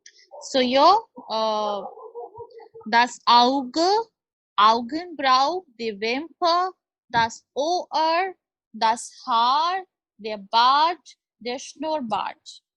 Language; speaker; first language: German; non-native, learner; Hindi